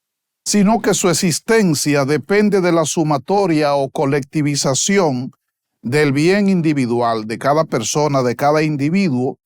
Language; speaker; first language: Spanish; native; Spanish